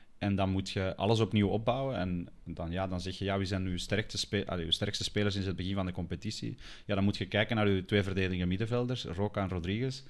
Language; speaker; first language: Dutch; early bilingual, other home language; Spanish